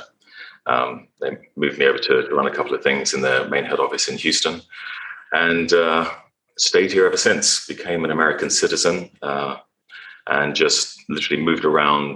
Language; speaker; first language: English; native; English